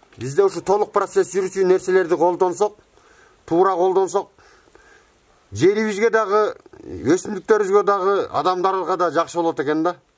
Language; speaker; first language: Kyrgyz; native; Kyrgyz